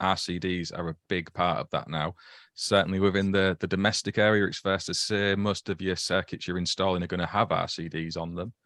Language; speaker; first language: English; native; English